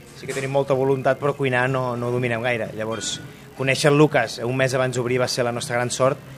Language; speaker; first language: Catalan; native; Catalan